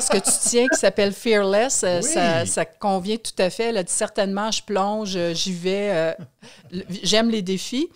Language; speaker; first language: French; native; French